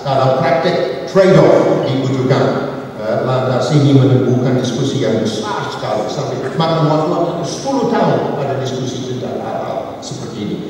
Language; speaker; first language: Malay; non-native, fluent; English